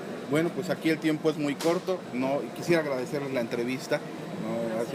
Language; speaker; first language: Spanish; native; Spanish